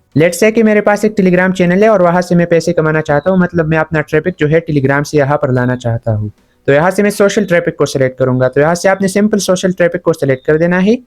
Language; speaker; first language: Urdu; non-native, local second language; Punjabi